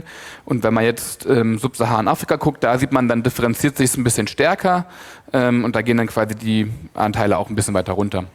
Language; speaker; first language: German; native; German